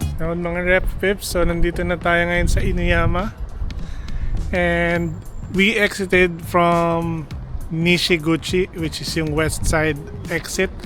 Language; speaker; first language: Filipino; native; Filipino